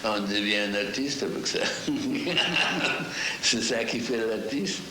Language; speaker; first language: French; non-native, fluent; Russian